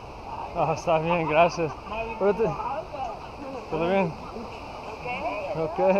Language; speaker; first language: Spanish; non-native, learner; English